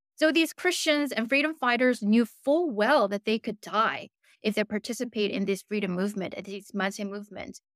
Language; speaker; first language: English; early bilingual, other home language; Korean